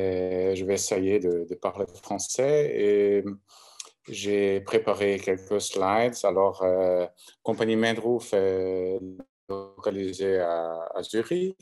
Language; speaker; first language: French; non-native, local second language; German